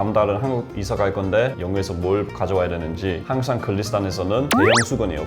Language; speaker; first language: Korean; non-native, fluent; English